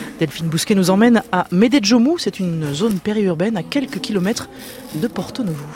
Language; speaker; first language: French; native; French